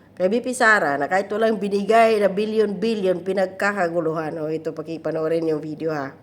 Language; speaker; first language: Filipino; non-native, local second language; Cebuano